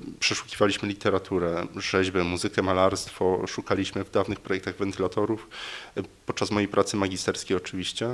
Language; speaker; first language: Polish; native; Polish